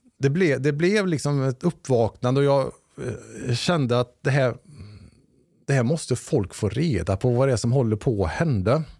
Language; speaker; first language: Swedish; native; Swedish